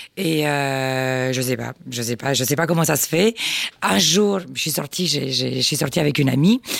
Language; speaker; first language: French; non-native, fluent; Romanian